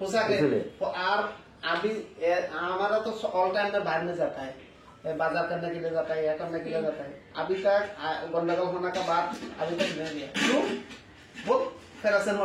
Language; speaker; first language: Hindi; non-native, learner; Bangla